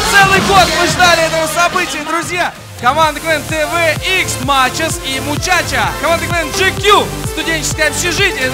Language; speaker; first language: Russian; native; Russian